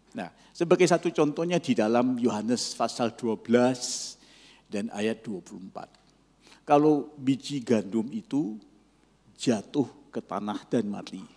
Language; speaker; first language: Indonesian; non-native, fluent; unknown